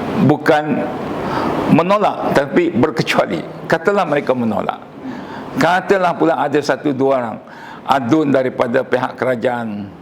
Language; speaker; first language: Malay; native; Malay